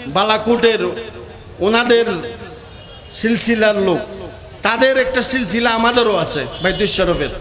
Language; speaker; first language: Bangla; native; Bangla